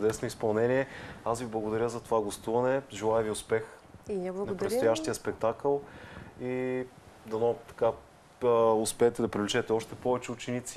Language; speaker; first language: Bulgarian; native; Bulgarian